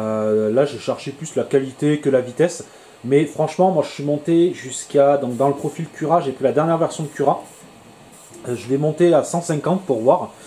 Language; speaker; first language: French; native; French